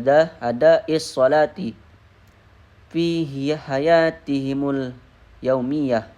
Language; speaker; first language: Arabic; non-native, learner; Indonesian